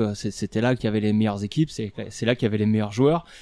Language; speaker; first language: French; native; French